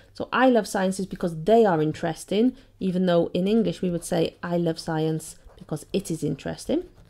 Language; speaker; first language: English; native; English